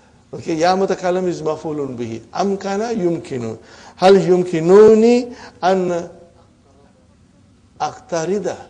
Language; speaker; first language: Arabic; non-native, fluent; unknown